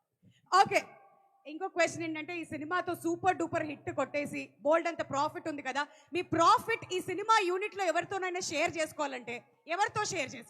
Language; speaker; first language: Telugu; native; Telugu